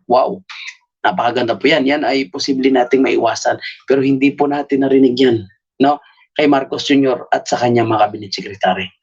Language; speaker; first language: Filipino; native; Filipino